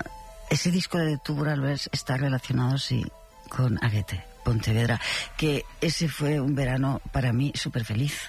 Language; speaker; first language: Spanish; native; Spanish